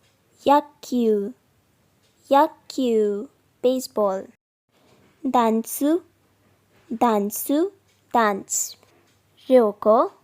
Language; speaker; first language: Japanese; non-native, fluent; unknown